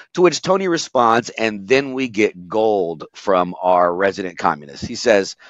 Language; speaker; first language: English; native; English